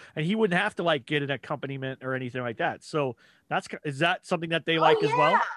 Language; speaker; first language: English; native; English